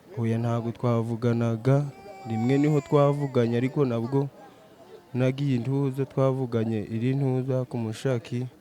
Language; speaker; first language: Kinyarwanda; early bilingual, heritage; Kinyarwanda